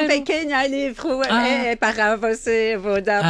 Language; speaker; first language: Portuguese; non-native, learner; Italian